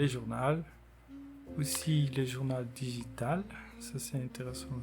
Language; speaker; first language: French; non-native, local second language; Dutch